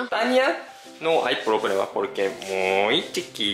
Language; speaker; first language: Spanish; non-native, learner; Japanese